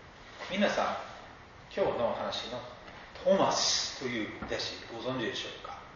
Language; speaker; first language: Japanese; non-native, fluent; English